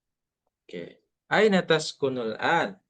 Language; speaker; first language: Arabic; non-native, fluent; Indonesian